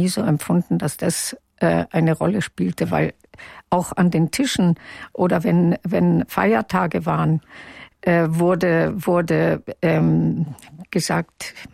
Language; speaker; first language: German; non-native, local second language; Yiddish